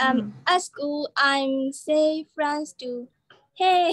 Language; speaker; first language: English; non-native, learner; Burmese